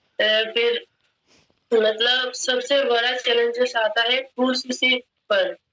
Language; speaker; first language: Hindi; non-native, local second language; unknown